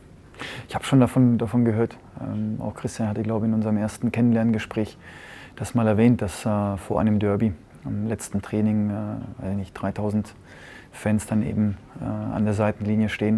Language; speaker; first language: German; native; German